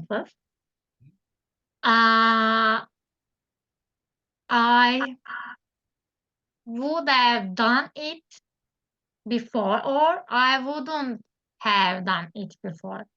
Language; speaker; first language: English; non-native, learner; Turkish